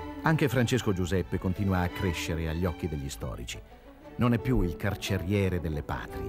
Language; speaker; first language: Italian; native; Italian